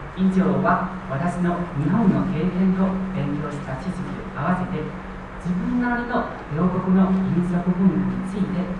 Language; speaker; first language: Japanese; non-native, fluent; Chinese